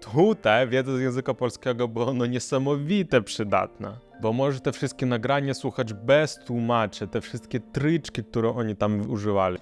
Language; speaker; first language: Polish; non-native, fluent; Russian